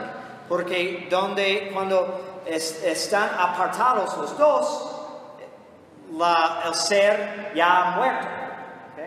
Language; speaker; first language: Spanish; non-native, fluent; English